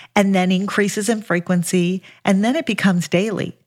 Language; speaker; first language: English; native; English